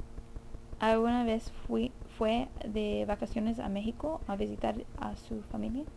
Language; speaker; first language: Spanish; early bilingual, heritage; Spanish